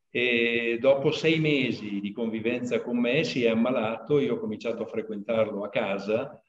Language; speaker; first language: Italian; early bilingual, other home language; Portuguese